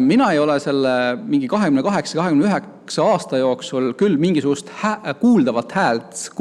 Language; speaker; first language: Estonian; native; Estonian